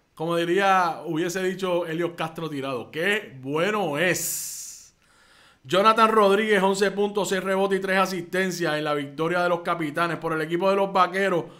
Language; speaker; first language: Spanish; native; Spanish